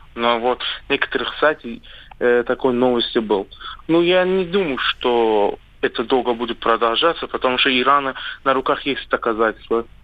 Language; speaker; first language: Russian; non-native, learner; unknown